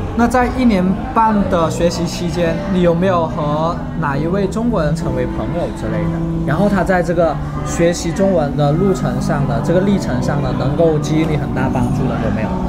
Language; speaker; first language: Chinese; native; Chinese